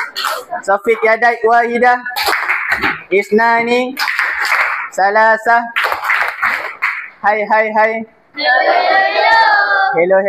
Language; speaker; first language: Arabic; non-native, learner; Malay